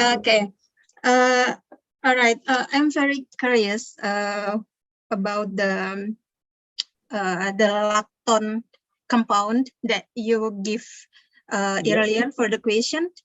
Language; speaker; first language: English; non-native, learner; Indonesian